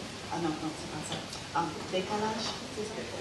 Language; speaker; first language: French; non-native, learner; English